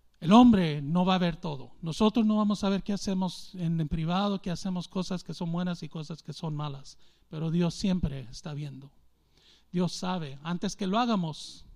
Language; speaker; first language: Spanish; early bilingual, heritage; English